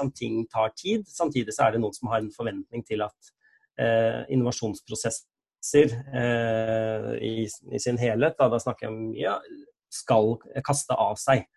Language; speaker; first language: Norwegian; native; Norwegian